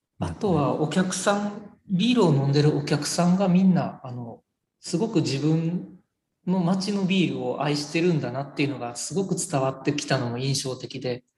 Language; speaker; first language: Japanese; native; Japanese